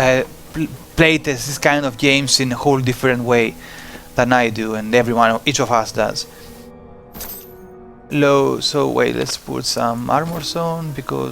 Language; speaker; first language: English; non-native, fluent; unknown